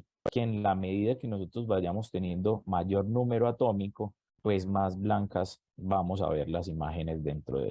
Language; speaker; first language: Spanish; native; Spanish